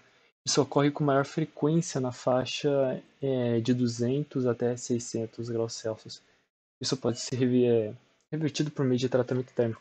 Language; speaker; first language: Portuguese; native; Portuguese